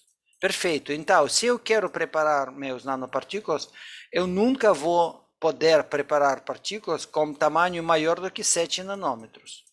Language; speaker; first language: Portuguese; non-native, fluent; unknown